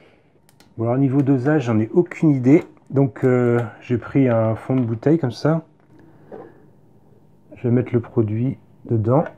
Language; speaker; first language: French; native; French